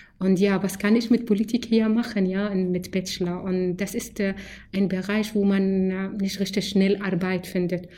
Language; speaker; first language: German; non-native, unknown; Arabic